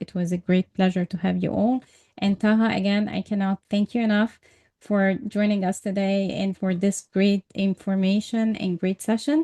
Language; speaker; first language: English; non-native, fluent; Arabic